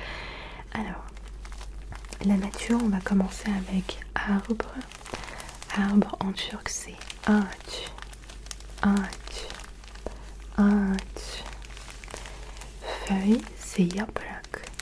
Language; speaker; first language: French; early bilingual, other home language; Turkish